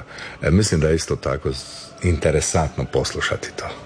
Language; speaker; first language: Serbian; native; Serbian